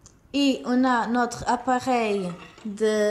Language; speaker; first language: French; non-native, fluent; Portuguese